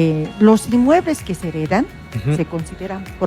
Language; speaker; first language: Spanish; native; Spanish